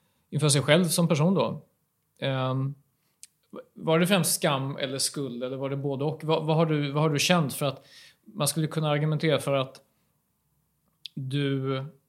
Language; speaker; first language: Swedish; native; Swedish